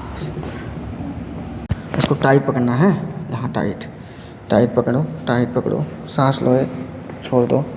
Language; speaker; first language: Hindi; native; Hindi